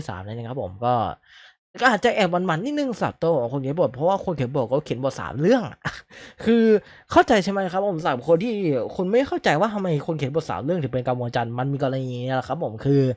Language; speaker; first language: Thai; native; Thai